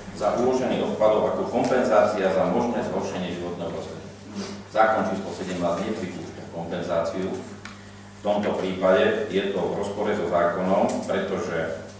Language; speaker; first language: Slovak; native; Slovak